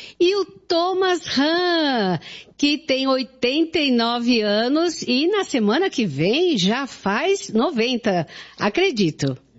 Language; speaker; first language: Portuguese; native; Portuguese